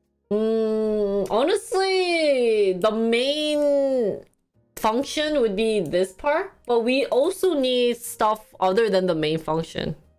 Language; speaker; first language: English; early bilingual, other home language; Korean